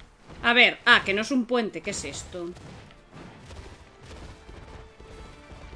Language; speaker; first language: Spanish; native; Spanish